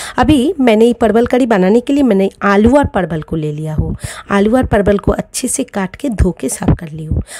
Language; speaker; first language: Hindi; non-native, local second language; Bangla